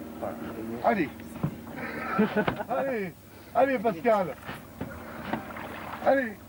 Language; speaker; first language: French; native; French